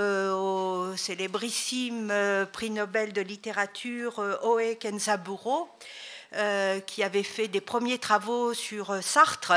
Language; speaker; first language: French; native; French